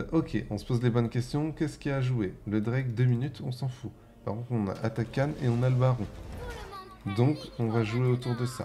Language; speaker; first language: French; native; French